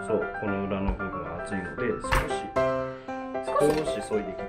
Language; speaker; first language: Japanese; native; Japanese